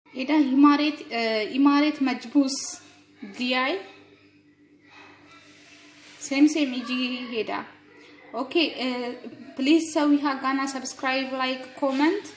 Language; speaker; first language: Arabic; non-native, learner; Amharic